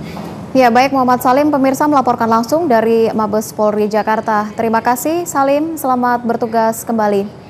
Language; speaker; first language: Indonesian; native; Indonesian